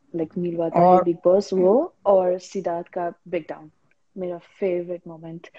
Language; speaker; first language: Hindi; non-native, local second language; Nepali